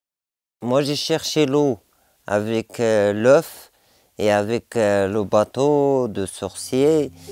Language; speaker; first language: French; non-native, learner; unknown